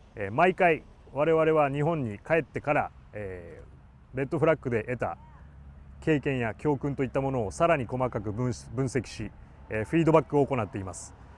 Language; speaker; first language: Japanese; native; Japanese